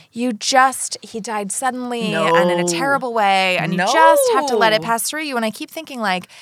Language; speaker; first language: English; native; English